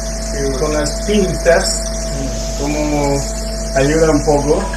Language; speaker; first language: Spanish; non-native, fluent; Chinese